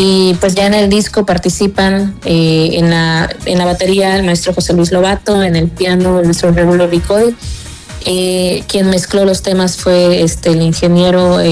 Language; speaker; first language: Spanish; native; Spanish